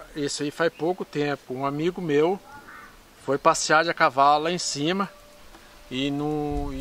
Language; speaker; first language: Portuguese; native; Portuguese